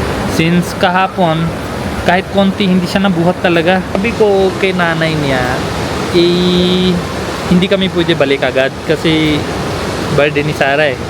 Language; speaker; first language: Filipino; non-native, learner; Punjabi